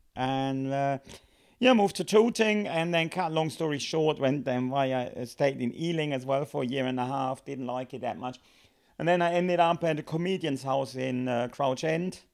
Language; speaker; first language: English; non-native, fluent; German